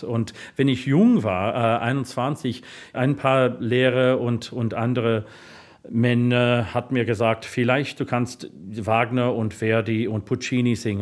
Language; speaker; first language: German; non-native, fluent; English